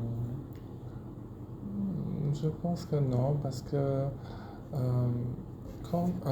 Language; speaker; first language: French; non-native, learner; Chinese